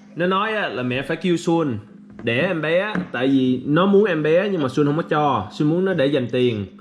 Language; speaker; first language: Vietnamese; early bilingual, other home language; English